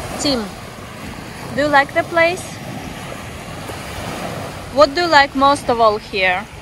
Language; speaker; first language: English; non-native, learner; Russian